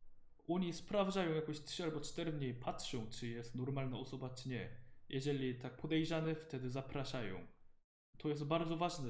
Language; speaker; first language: Polish; non-native, learner; Korean